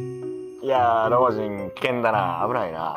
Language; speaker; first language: Japanese; native; Japanese